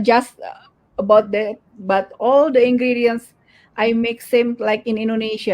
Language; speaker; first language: English; non-native, learner; Indonesian